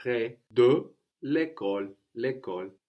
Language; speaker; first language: French; non-native, fluent; English